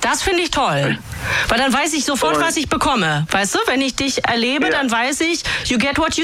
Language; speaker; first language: German; native; German